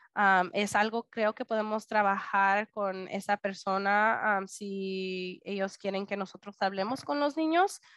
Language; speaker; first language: Spanish; early bilingual, heritage; Spanish